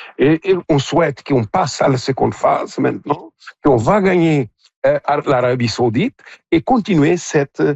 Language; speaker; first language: French; non-native, local second language; Portuguese